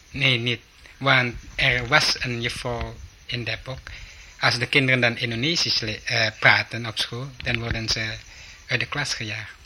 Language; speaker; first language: Dutch; early bilingual, heritage; Dutch